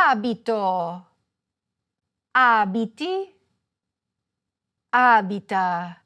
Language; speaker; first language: Italian; non-native, fluent; English